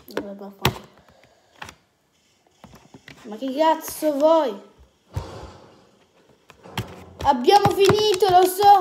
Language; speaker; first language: Italian; native; Italian